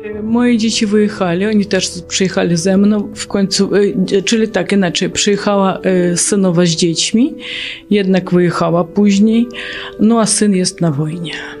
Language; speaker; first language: Polish; non-native, fluent; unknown